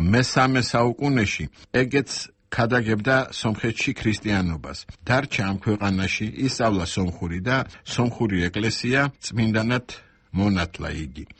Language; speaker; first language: Georgian; non-native, local second language; Armenian